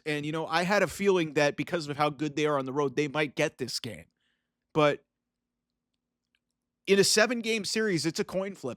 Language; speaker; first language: English; native; English